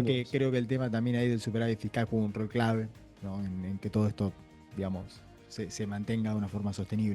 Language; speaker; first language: Spanish; native; Spanish